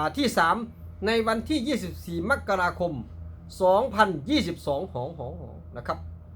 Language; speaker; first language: Thai; native; Thai